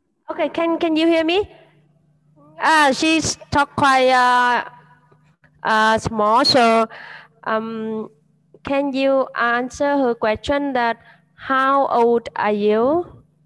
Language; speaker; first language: English; non-native, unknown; Vietnamese